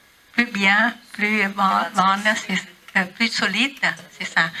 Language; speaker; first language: French; non-native, learner; Vietnamese